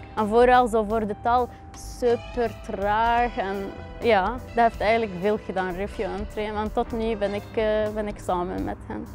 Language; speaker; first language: Dutch; non-native, learner; Arabic